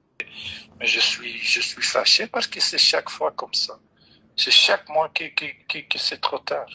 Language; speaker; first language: French; non-native, local second language; Dutch